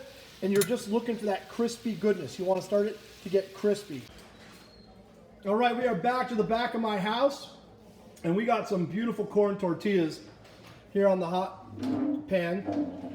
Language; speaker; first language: English; native; English